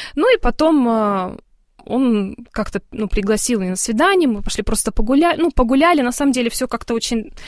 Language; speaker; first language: Russian; early bilingual, heritage; Russian